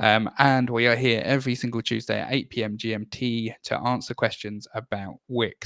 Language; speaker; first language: English; native; English